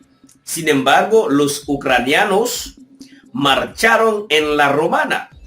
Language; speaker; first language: Spanish; non-native, fluent; Haitian Creole